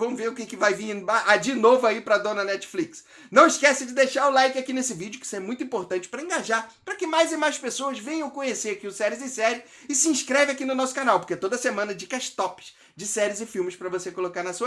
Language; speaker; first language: Portuguese; native; Portuguese